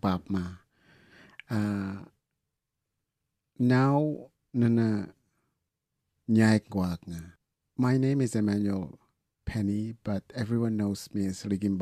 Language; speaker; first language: English; non-native, fluent; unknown